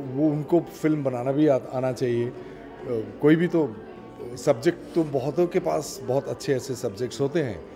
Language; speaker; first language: Hindi; non-native, local second language; Assamese